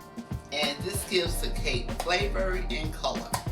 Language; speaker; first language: English; native; English